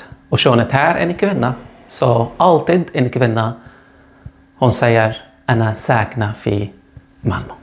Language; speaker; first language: Swedish; non-native, fluent; Arabic